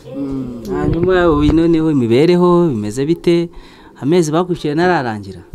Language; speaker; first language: Kinyarwanda; native; Kinyarwanda